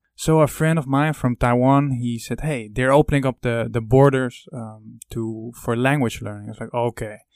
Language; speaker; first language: English; non-native, fluent; Dutch